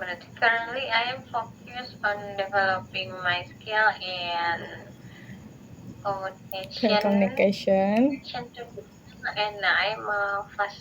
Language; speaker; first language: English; non-native, learner; Indonesian